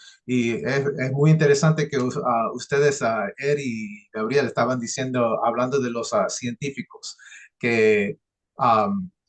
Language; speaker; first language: Spanish; early bilingual, heritage; English